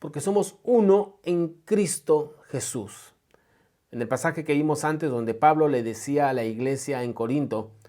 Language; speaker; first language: Spanish; native; Spanish